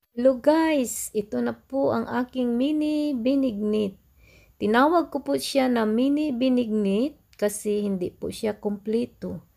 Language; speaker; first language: Filipino; non-native, local second language; Cebuano